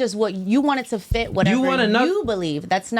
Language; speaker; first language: English; native; English